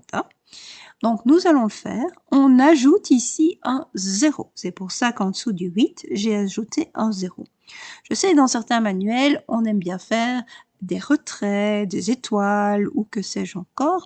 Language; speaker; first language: French; native; French